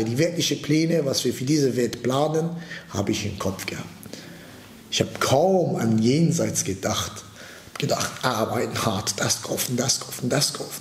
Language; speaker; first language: German; early bilingual, other home language; Turkish